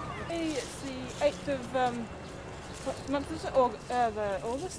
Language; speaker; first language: English; native; English